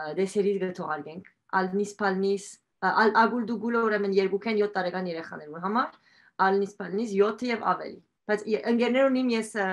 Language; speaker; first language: Armenian; early bilingual, heritage; Armenian